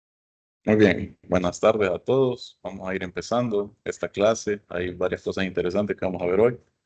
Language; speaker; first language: Spanish; native; Spanish